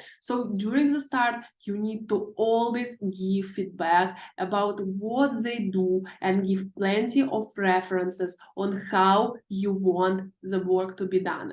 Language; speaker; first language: English; non-native, fluent; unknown